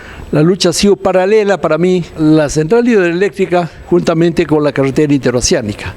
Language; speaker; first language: Spanish; native; Spanish